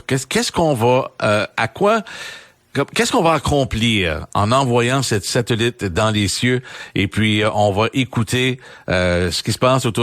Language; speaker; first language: French; native; French